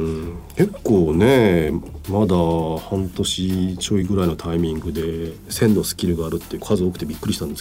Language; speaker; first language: Japanese; native; Japanese